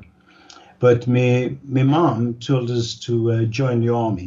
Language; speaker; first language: English; native; English